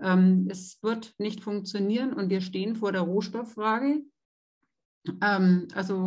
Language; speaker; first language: German; native; German